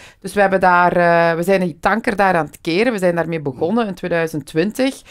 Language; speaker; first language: Dutch; early bilingual, other home language; Kurdish